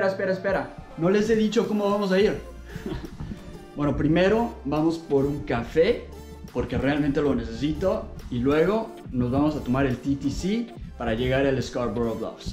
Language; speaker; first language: Spanish; early bilingual, heritage; Spanish